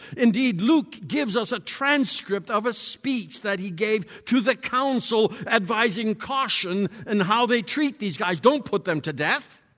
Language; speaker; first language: English; native; English